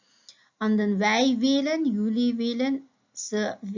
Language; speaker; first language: Dutch; non-native, fluent; Uyghur